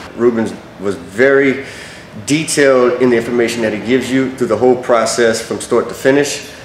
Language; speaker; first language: English; native; English